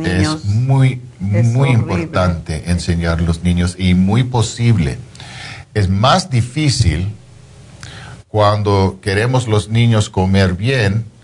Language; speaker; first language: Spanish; non-native, fluent; English